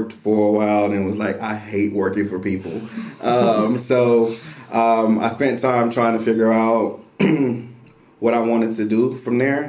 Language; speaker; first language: English; native; English